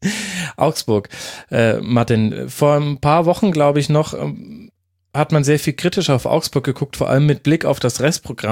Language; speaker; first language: German; native; German